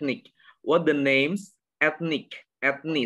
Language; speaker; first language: English; non-native, learner; Indonesian